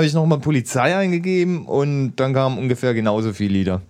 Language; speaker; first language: German; native; German